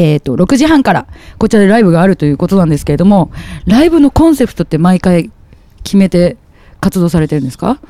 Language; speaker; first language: Japanese; native; Japanese